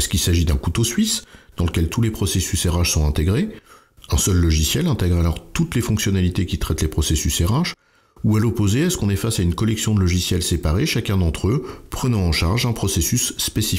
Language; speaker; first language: French; native; French